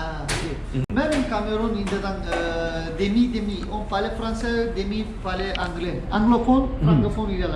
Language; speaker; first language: French; non-native, learner; Turkish